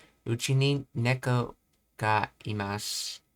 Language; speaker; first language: Japanese; non-native, learner; English